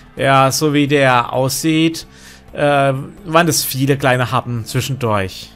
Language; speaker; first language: German; native; German